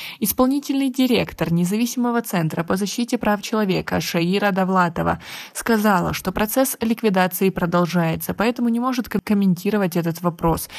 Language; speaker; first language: Russian; non-native, local second language; Tajik